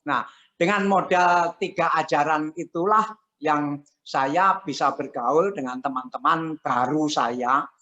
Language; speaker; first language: Indonesian; non-native, local second language; Javanese